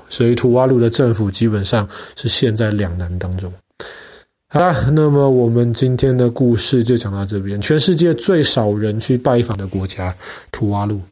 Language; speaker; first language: Chinese; native; Chinese